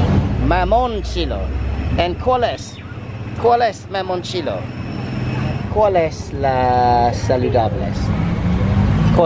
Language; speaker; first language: Spanish; non-native, learner; English